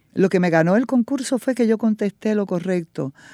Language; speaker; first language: Spanish; native; Spanish